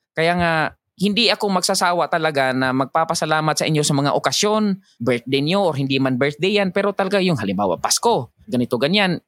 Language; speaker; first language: Filipino; non-native, local second language; Cebuano